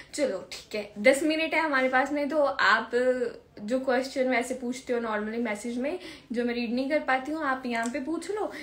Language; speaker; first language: Hindi; native; Hindi